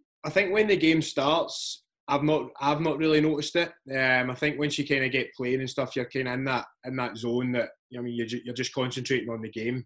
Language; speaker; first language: English; native; English